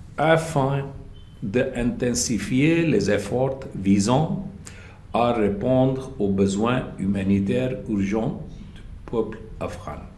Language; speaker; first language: French; non-native, fluent; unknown